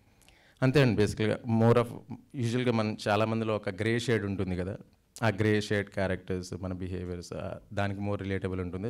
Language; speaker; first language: Telugu; native; Telugu